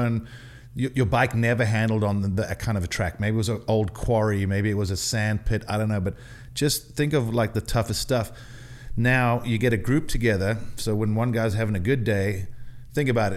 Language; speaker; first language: English; native; English